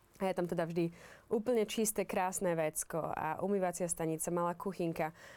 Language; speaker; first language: Slovak; native; Slovak